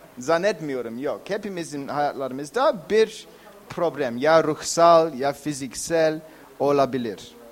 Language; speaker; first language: Turkish; non-native, fluent; English